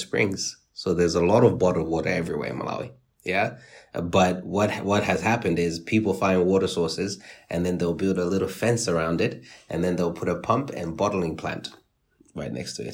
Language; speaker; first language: English; native; English